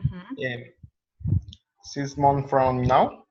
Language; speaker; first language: English; non-native, learner; Spanish